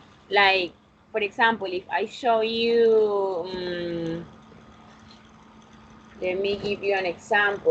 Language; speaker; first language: English; non-native, fluent; Spanish